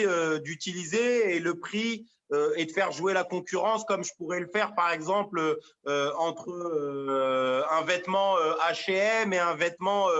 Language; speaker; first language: French; native; French